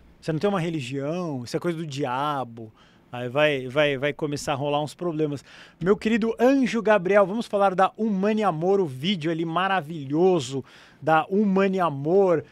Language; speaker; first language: Portuguese; native; Portuguese